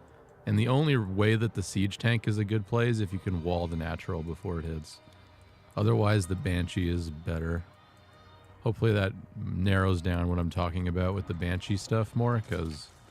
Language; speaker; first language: English; native; English